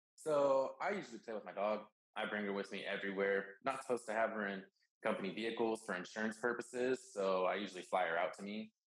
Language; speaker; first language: English; native; English